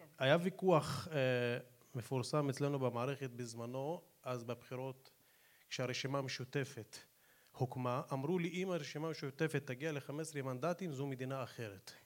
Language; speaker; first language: Hebrew; non-native, local second language; Arabic